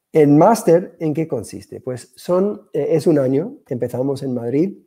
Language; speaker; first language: Spanish; non-native, fluent; English